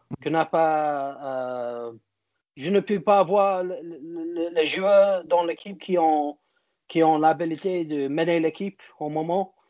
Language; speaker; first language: French; non-native, learner; English